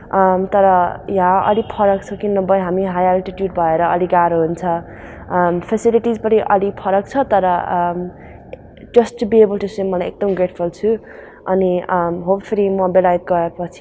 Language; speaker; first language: Nepali; early bilingual, heritage; Nepali